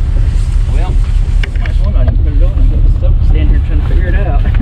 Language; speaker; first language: English; native; English